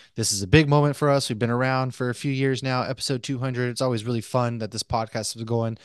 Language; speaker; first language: English; native; English